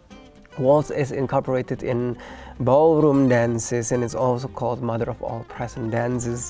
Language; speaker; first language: English; non-native, fluent; Indonesian